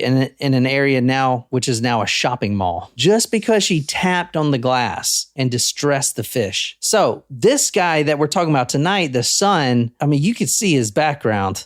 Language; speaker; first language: English; native; English